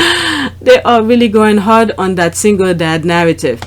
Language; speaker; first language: English; non-native, fluent; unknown